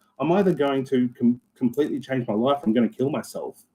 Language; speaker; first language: English; native; English